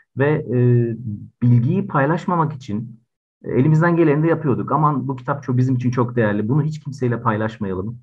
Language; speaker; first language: Turkish; native; Turkish